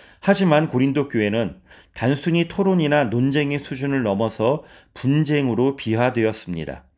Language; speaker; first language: Korean; native; Korean